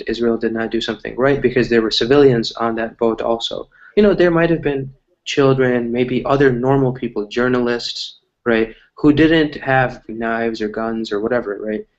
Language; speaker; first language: English; early bilingual, other home language; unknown